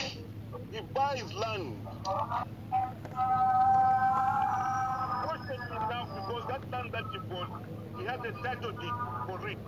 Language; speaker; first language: English; non-native, local second language; Bemba